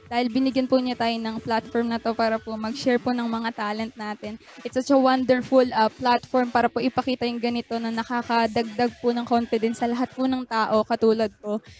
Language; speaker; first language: Filipino; native; Filipino